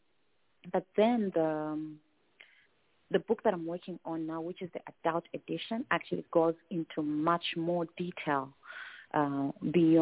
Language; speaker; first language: English; non-native, local second language; Tumbuka